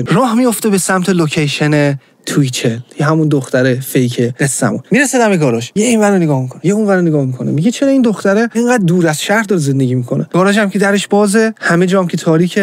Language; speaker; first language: Persian; native; Persian